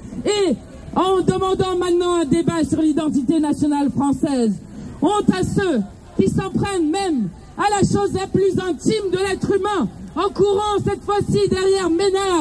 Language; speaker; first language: French; native; French